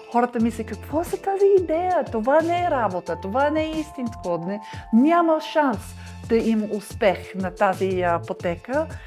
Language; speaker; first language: Bulgarian; non-native, learner; English